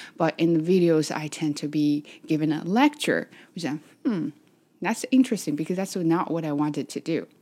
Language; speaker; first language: English; non-native, fluent; Chinese